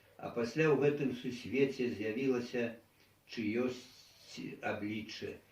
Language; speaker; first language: Belarusian; non-native, local second language; Russian